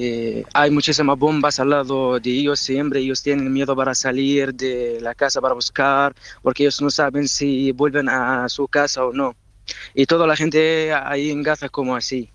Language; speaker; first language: Spanish; non-native, learner; Arabic